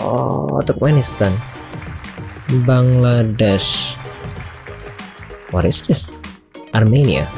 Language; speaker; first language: English; non-native, learner; Indonesian